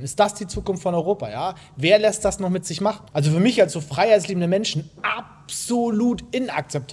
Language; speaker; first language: German; native; German